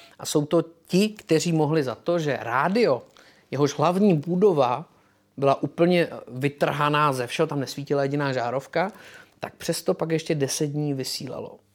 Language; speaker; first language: Czech; native; Czech